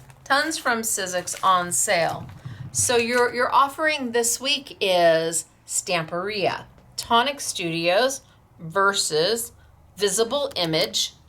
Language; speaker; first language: English; native; English